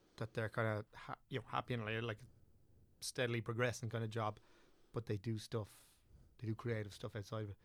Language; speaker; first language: English; native; English